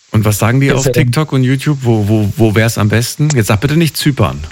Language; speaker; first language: German; native; German